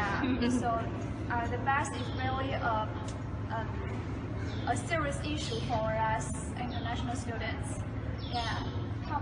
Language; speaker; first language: English; non-native, learner; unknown